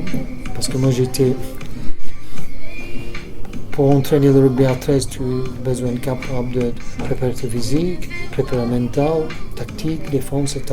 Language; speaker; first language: French; non-native, fluent; English